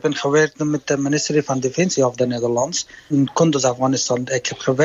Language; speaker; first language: Dutch; non-native, learner; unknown